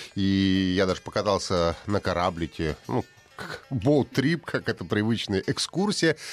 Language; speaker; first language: Russian; native; Russian